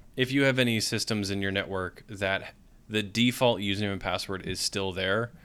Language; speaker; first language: English; native; English